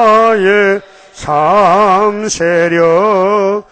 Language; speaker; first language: Korean; native; Korean